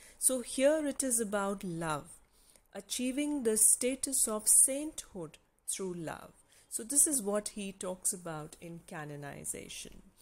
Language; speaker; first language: English; non-native, local second language; Punjabi